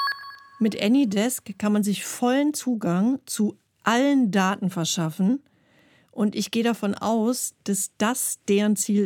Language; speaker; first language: German; native; German